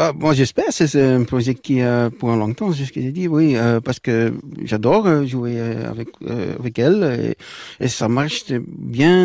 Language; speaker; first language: French; non-native, local second language; Dutch